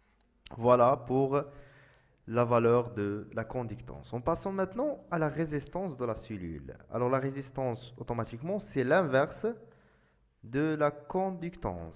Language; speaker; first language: French; non-native, local second language; Arabic